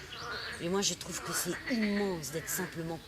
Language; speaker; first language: French; native; French